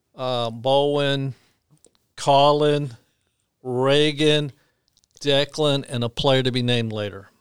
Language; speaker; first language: English; native; English